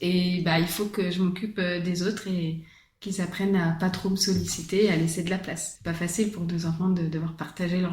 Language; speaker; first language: French; native; French